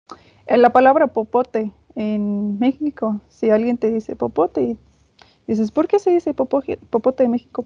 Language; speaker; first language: Spanish; non-native, fluent; English